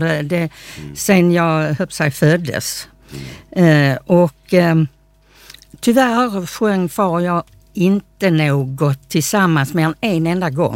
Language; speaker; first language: Swedish; native; Swedish